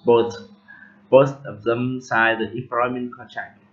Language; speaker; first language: English; non-native, learner; Vietnamese